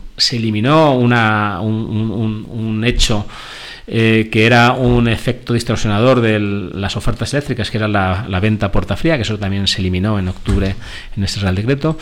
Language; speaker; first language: Spanish; native; Spanish